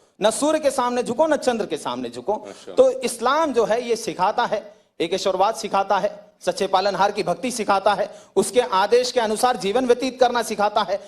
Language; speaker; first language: Hindi; native; Hindi